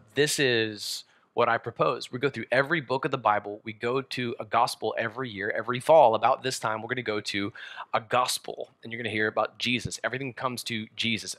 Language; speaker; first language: English; native; English